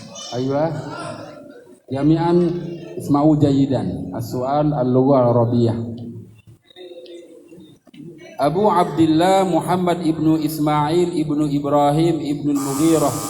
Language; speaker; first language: Arabic; non-native, fluent; Indonesian